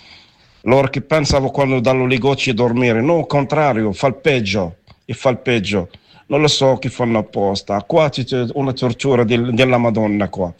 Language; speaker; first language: Italian; non-native, learner; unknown